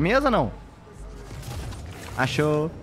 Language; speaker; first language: Portuguese; native; Portuguese